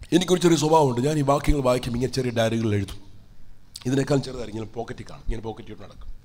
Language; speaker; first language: Malayalam; early bilingual, heritage; Malayalam